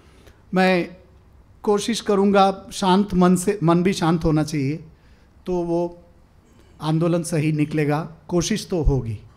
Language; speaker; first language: Hindi; native; Hindi